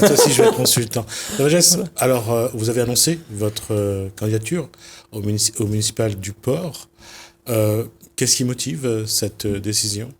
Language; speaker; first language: French; native; French